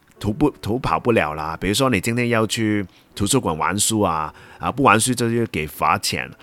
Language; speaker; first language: Chinese; non-native, local second language; Cantonese